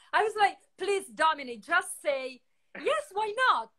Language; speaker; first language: English; non-native, fluent; Italian